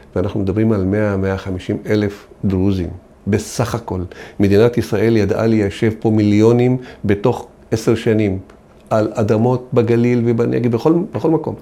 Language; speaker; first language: Hebrew; non-native, local second language; Arabic